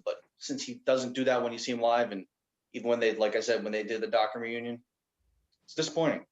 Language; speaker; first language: English; native; English